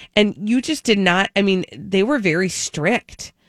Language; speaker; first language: English; early bilingual, other home language; Norwegian